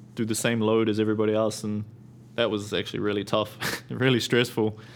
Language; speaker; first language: English; native; English